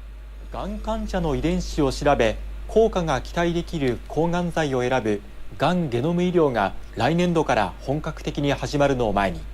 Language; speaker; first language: Japanese; native; Japanese